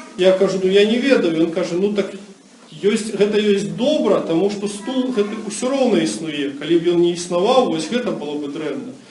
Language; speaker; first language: Belarusian; non-native, local second language; Russian